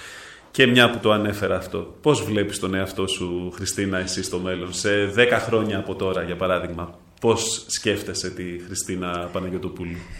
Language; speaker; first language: Greek; native; Greek